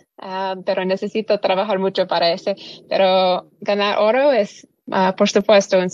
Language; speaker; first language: Spanish; non-native, learner; English